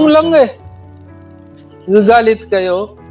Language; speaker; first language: Filipino; non-native, learner; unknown